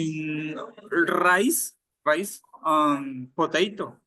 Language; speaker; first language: English; non-native, learner; Spanish